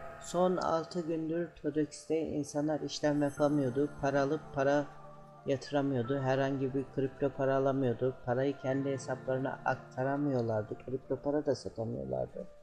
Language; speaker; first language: Turkish; native; Turkish